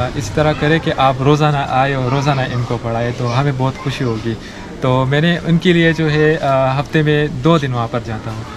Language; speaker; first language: Urdu; non-native, local second language; Pashto